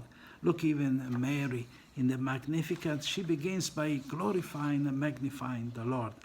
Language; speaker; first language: English; non-native, fluent; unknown